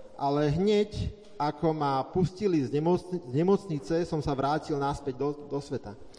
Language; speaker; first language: Slovak; native; Slovak